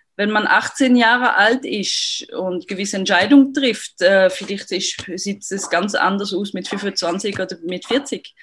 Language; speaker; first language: German; non-native, fluent; French